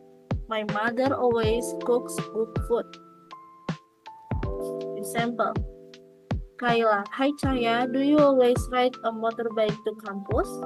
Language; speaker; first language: English; non-native, learner; Indonesian